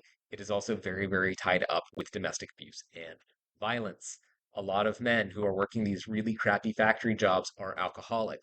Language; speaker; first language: English; native; English